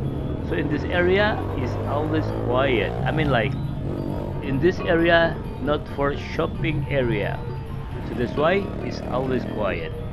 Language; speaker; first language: English; non-native, fluent; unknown